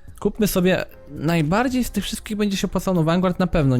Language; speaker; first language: Polish; native; Polish